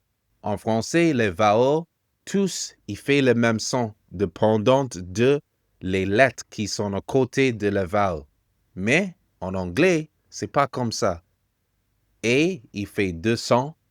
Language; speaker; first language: French; non-native, fluent; English